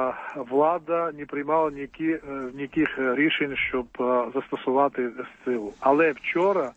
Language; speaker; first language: Ukrainian; non-native, fluent; Georgian